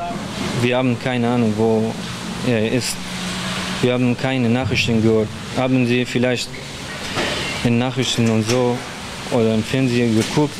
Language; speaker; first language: German; non-native, learner; Persian